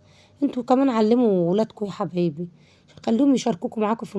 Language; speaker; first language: Arabic; native; Arabic